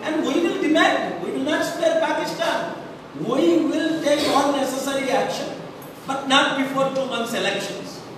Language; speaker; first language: English; non-native, local second language; Telugu